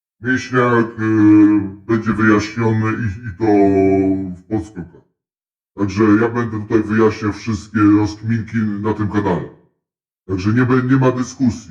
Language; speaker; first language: Polish; native; Polish